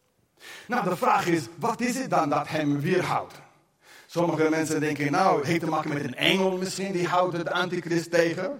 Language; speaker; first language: Dutch; non-native, fluent; English